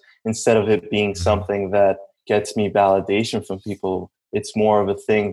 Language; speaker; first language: English; early bilingual, other home language; Spanish